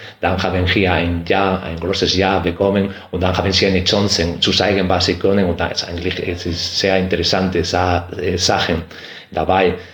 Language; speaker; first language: German; non-native, fluent; Spanish